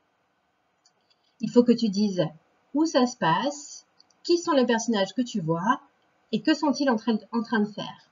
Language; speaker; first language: French; native; French